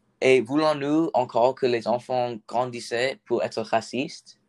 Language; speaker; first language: French; non-native, learner; English